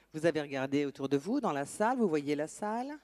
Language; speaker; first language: French; native; French